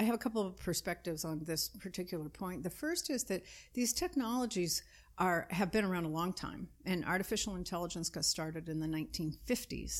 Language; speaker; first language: English; native; English